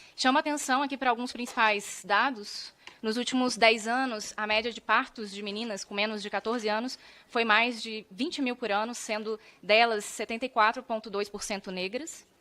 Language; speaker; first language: Portuguese; native; Portuguese